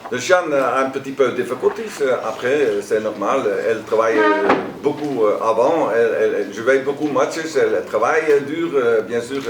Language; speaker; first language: French; non-native, learner; Dutch